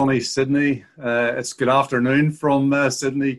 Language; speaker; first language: English; native; English